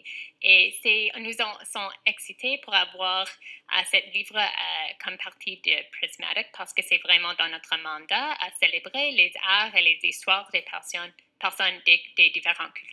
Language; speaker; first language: French; non-native, fluent; English